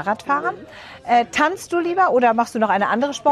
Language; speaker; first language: German; native; German